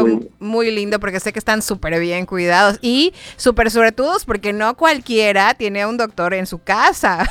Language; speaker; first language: Spanish; native; Spanish